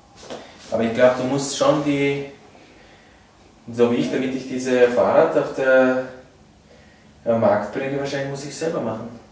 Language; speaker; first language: German; non-native, fluent; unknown